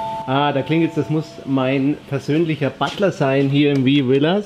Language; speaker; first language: German; native; German